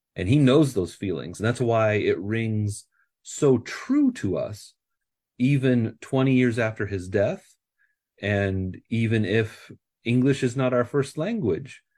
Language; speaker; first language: English; native; English